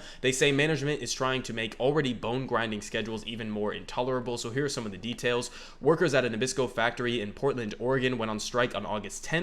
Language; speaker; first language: English; native; English